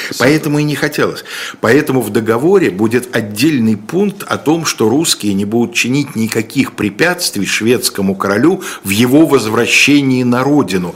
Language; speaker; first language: Russian; native; Russian